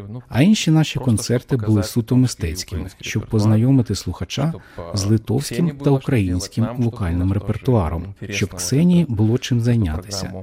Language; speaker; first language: Ukrainian; non-native, fluent; Lithuanian